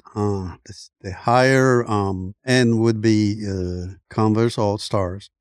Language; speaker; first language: English; non-native, fluent; Spanish